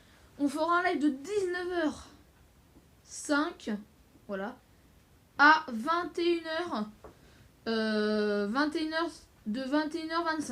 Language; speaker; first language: French; native; French